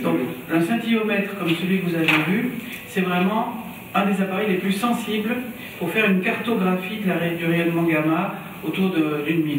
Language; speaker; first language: French; native; French